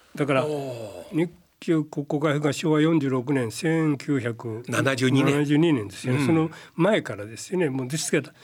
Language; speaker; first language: Japanese; native; Japanese